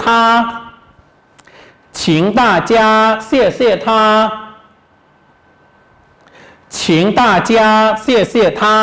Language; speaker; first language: Chinese; non-native, fluent; Khmer